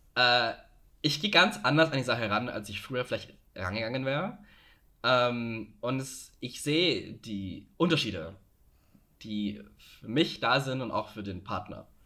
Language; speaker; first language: German; native; German